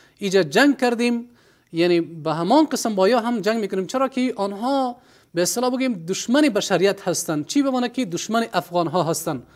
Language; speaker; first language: Persian; non-native, local second language; Pashto